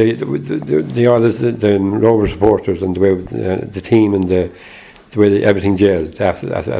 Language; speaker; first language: English; native; English